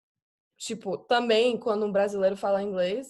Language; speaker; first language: Portuguese; non-native, fluent; English